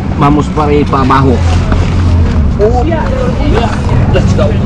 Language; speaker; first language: Spanish; non-native, learner; Filipino